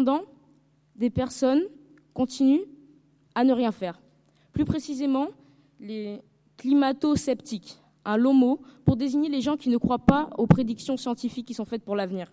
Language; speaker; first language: French; early bilingual, heritage; French